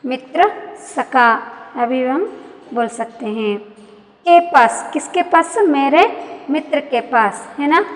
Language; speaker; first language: Hindi; non-native, local second language; Kannada